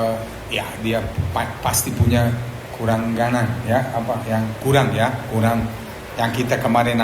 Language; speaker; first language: Indonesian; non-native, fluent; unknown